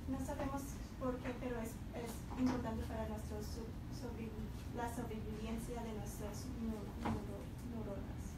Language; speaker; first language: Spanish; early bilingual, heritage; Spanish